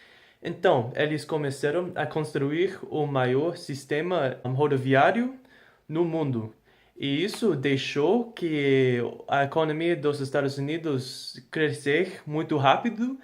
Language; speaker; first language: Portuguese; non-native, fluent; English